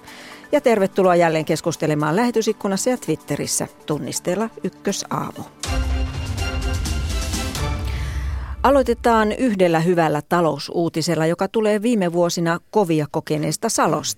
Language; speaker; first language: Finnish; native; Finnish